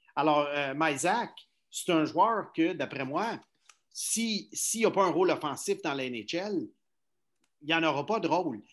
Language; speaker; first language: French; native; French